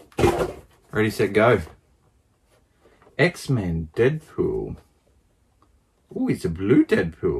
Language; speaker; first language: English; native; English